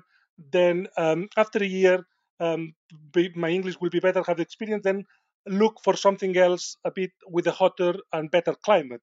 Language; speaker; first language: English; non-native, fluent; Spanish